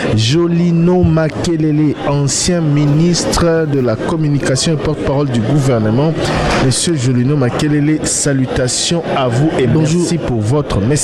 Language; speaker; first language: French; non-native, local second language; Lingala